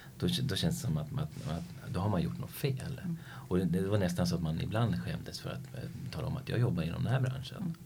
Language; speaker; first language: Swedish; native; Swedish